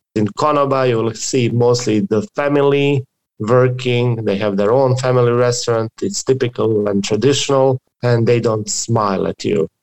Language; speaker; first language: English; non-native, fluent; Croatian